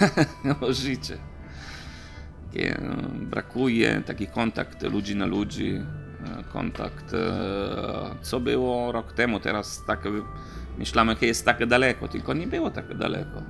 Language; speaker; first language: Polish; non-native, learner; Italian